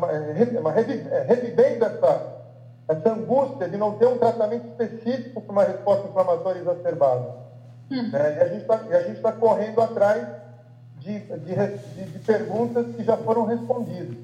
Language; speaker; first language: Portuguese; native; Portuguese